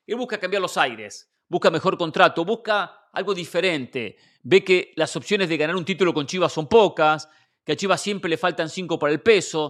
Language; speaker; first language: Spanish; native; Spanish